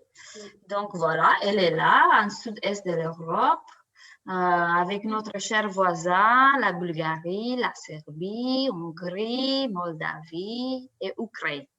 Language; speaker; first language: French; non-native, learner; Romanian